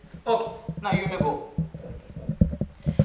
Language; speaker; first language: English; non-native, fluent; Hindi